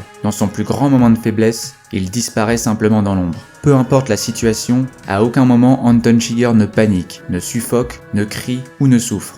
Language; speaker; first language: French; native; French